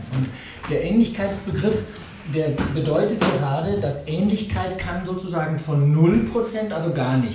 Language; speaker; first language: German; native; German